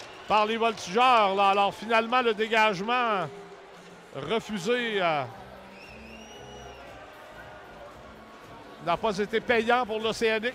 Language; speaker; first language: French; native; French